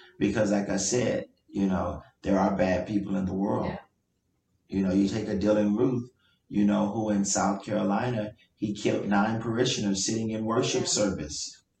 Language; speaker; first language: English; native; English